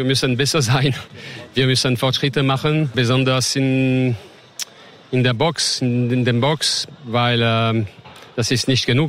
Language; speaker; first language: German; non-native, learner; French